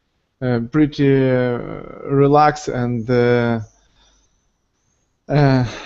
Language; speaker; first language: English; non-native, learner; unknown